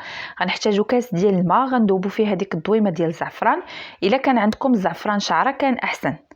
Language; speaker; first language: Arabic; native; Arabic